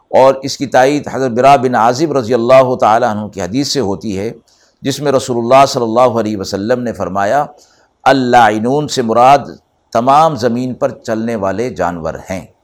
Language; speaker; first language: Urdu; native; Urdu